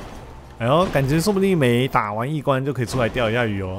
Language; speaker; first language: Chinese; native; Chinese